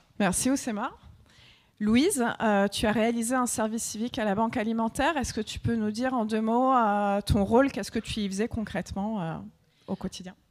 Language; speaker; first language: French; native; French